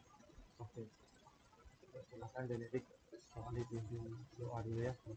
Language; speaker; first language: Indonesian; native; Indonesian